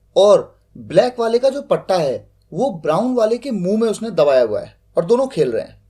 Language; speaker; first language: Hindi; native; Hindi